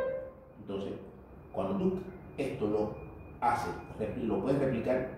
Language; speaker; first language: Spanish; native; Spanish